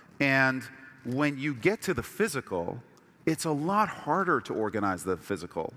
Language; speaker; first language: English; early bilingual, other home language; Persian